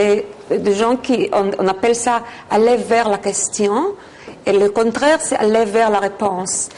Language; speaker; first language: French; non-native, fluent; Hebrew